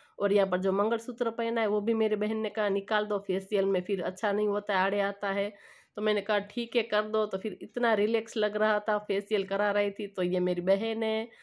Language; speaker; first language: Hindi; non-native, local second language; Gujarati